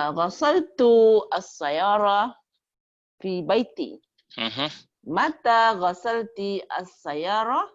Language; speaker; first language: Arabic; non-native, learner; Malay